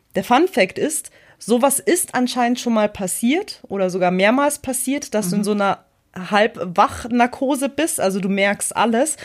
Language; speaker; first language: German; native; German